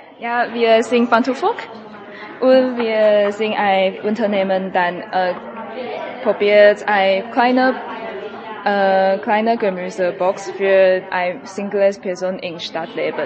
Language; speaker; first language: German; non-native, learner; Chinese